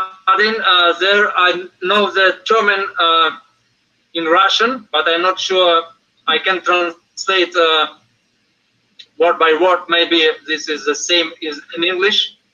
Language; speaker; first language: English; non-native, fluent; Russian